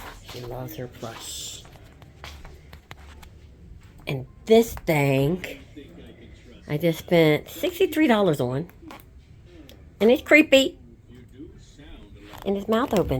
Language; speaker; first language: English; native; English